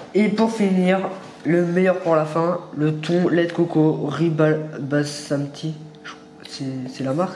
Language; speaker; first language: French; native; French